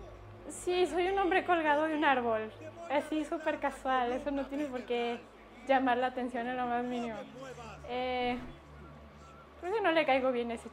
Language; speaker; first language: Spanish; native; Spanish